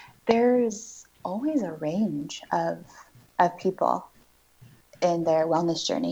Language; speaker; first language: English; native; English